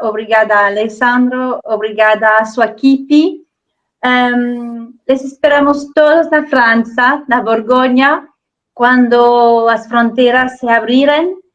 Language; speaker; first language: Portuguese; non-native, fluent; French